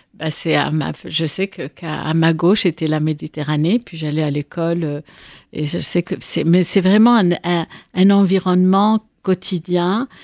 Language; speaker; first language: French; non-native, local second language; Arabic